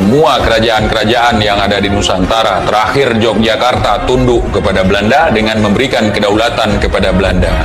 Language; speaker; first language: Indonesian; native; Indonesian